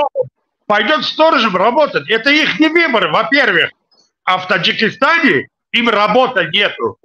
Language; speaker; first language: Russian; non-native, local second language; Tajik